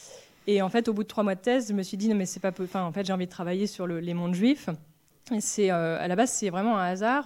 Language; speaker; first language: French; native; French